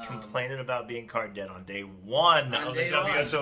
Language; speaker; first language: English; native; English